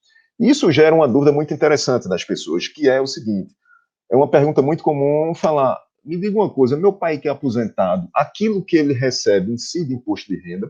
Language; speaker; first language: Portuguese; native; Portuguese